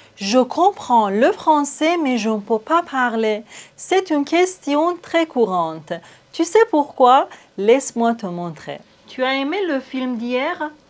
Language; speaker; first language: French; non-native, fluent; Persian